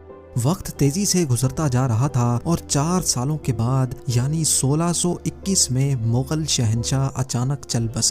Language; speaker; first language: Urdu; native; Urdu